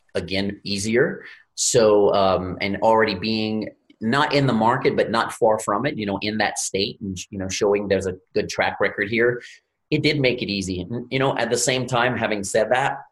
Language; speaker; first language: English; native; English